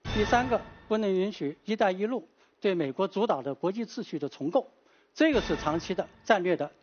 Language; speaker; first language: Chinese; native; Chinese